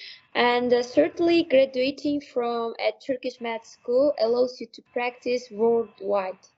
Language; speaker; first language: English; non-native, learner; Uzbek